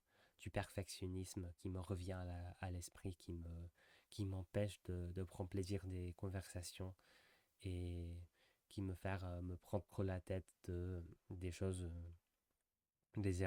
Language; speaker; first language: French; non-native, fluent; English